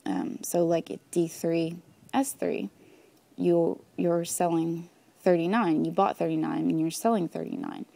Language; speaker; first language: English; native; English